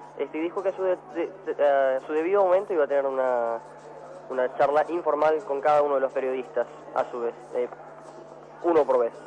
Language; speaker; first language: Spanish; non-native, fluent; Portuguese